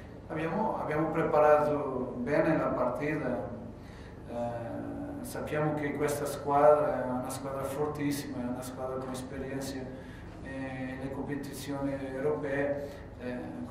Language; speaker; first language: Italian; non-native, fluent; Portuguese